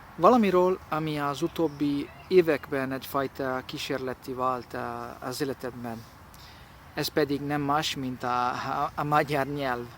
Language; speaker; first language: Hungarian; non-native, learner; Italian